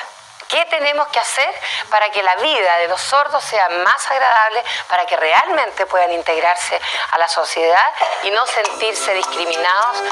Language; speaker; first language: Spanish; native; Spanish